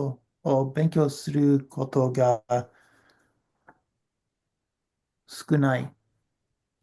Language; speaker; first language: Japanese; non-native, learner; English